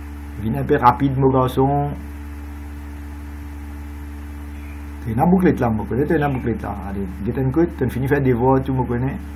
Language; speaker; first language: French; non-native, local second language; Morisyen